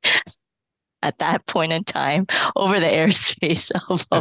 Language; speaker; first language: English; early bilingual, other home language; Cantonese